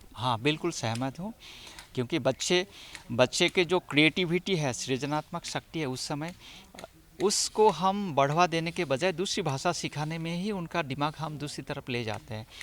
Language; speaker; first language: Hindi; non-native, local second language; Assamese